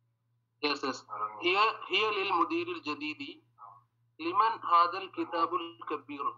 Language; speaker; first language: Arabic; non-native, learner; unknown